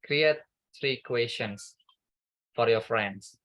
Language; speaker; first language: English; non-native, fluent; Indonesian